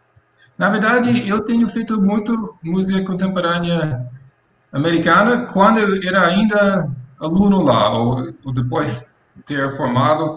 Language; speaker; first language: Portuguese; non-native, fluent; English